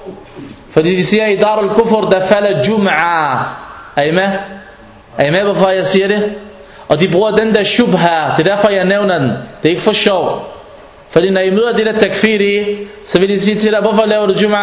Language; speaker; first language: Danish; non-native, fluent; Arabic